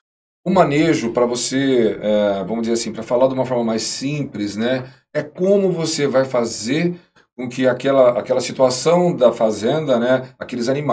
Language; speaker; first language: Portuguese; native; Portuguese